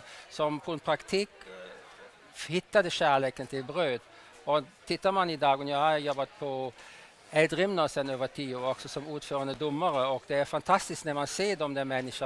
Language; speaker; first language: Swedish; non-native, fluent; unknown